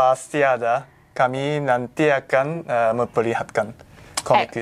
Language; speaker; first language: Indonesian; non-native, fluent; Japanese